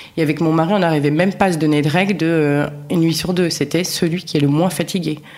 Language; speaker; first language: French; native; French